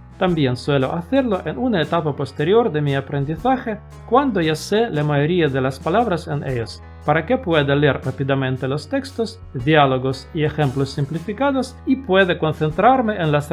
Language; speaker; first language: Spanish; non-native, fluent; Russian